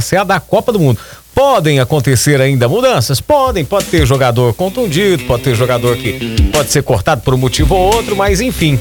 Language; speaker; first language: Portuguese; native; Portuguese